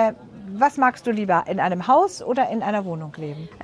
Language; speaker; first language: German; native; German